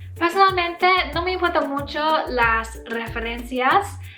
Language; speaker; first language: Spanish; non-native, learner; English